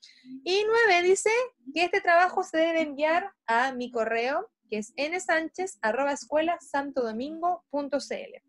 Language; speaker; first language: Spanish; native; Spanish